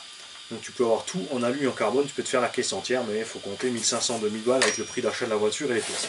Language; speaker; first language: French; native; French